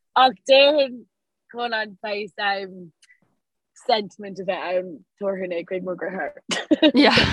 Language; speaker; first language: Irish; non-native, local second language; English